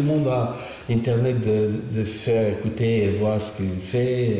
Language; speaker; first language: French; non-native, fluent; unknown